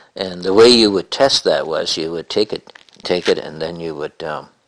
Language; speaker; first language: English; native; English